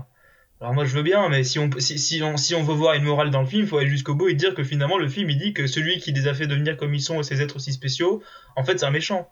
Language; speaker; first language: French; native; French